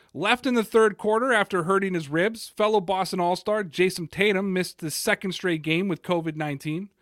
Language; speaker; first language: English; native; English